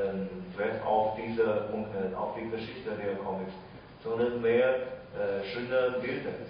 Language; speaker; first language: German; non-native, fluent; Chinese